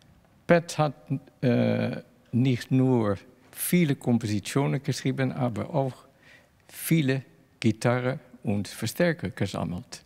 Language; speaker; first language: German; non-native, fluent; Dutch